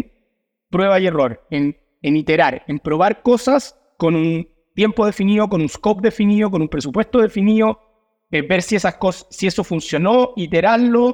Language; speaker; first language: Spanish; native; Spanish